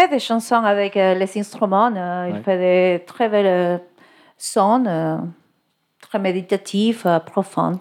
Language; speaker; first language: French; non-native, learner; Spanish